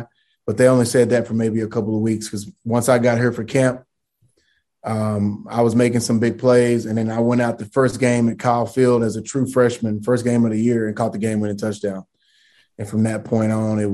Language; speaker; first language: English; native; English